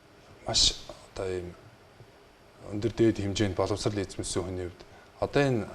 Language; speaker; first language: Mongolian; native; Mongolian